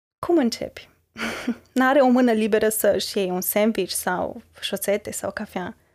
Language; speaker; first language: Romanian; early bilingual, heritage; Romanian